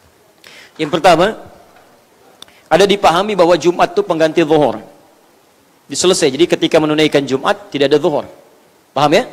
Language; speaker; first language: Indonesian; native; Indonesian